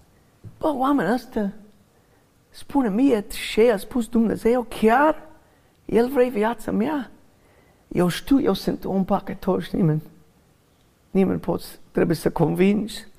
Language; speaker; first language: Romanian; non-native, learner; English